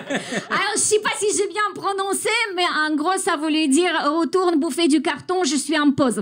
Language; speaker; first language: French; non-native, fluent; Russian